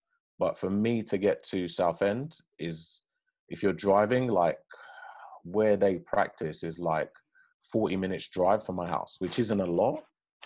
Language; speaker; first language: English; native; English